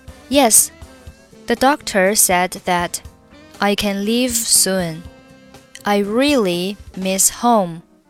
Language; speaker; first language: English; non-native, fluent; Chinese